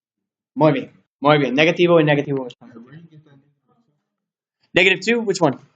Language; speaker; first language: Spanish; non-native, learner; English